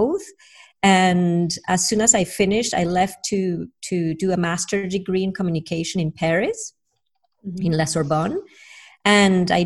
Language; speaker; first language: English; non-native, fluent; Spanish